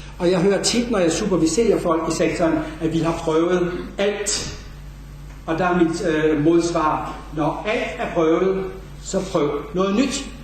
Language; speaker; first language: Danish; native; Danish